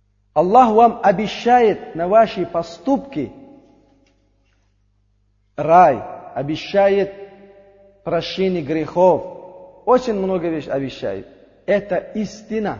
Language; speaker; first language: Russian; non-native, learner; Uzbek